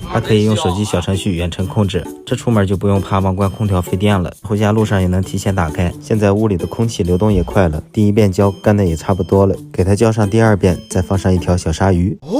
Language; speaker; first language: Chinese; native; Chinese